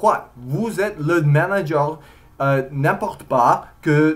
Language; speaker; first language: French; non-native, learner; English